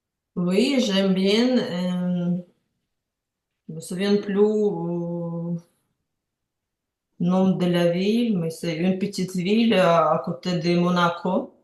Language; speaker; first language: French; non-native, learner; Ukrainian